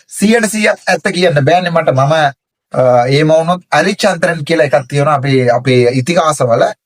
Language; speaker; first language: Sinhala; non-native, local second language; Tamil